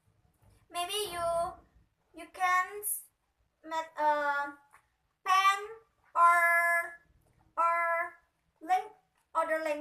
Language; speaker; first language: English; non-native, learner; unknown